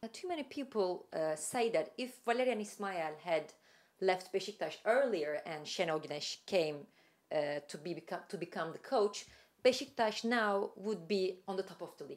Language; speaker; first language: English; non-native, fluent; Turkish